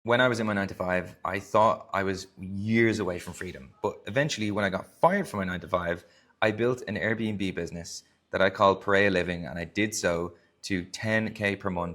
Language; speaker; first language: English; native; English